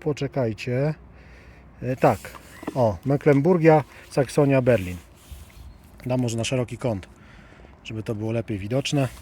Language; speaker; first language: Polish; native; Polish